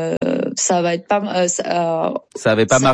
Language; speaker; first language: French; non-native, learner; Persian